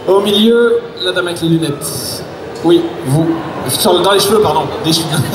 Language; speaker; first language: French; native; French